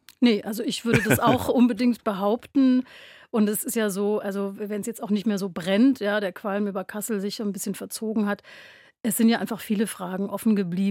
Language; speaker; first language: German; native; German